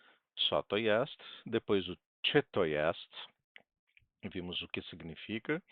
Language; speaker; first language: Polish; non-native, fluent; Portuguese